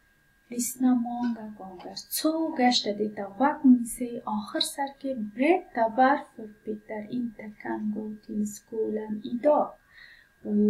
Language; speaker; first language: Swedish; non-native, fluent; Pashto